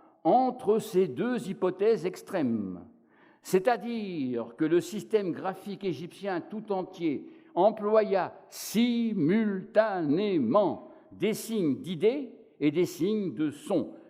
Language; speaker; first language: French; native; French